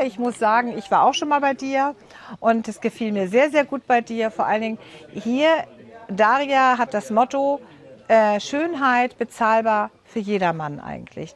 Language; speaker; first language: German; native; German